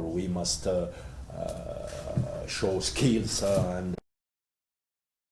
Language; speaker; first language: English; non-native, learner; French